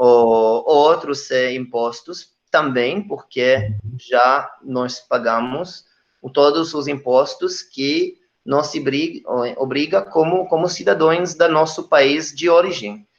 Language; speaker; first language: Portuguese; non-native, fluent; Hebrew